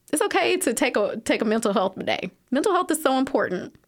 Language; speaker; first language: English; native; English